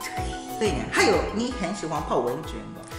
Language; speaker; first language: Chinese; non-native, fluent; Japanese